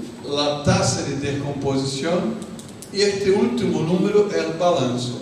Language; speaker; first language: Spanish; non-native, fluent; Portuguese